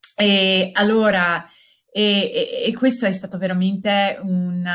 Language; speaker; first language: Italian; non-native, fluent; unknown